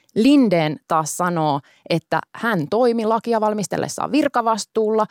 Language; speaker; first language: Finnish; native; Finnish